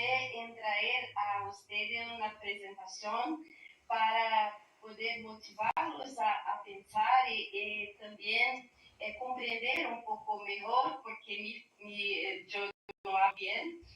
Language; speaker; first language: Spanish; non-native, learner; Portuguese